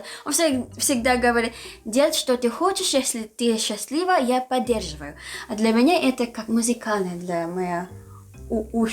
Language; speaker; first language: Russian; non-native, learner; Filipino